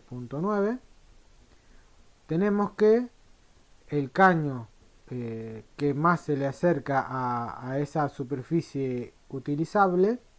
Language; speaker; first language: Spanish; native; Spanish